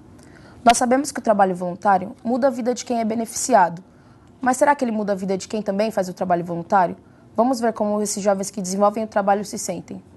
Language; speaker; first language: Portuguese; native; Portuguese